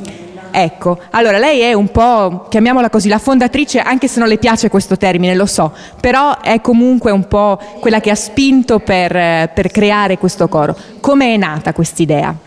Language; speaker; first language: Italian; native; Italian